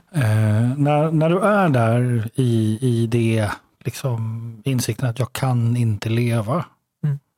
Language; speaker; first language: Swedish; native; Swedish